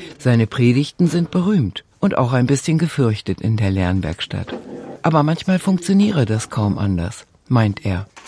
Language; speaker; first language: German; native; German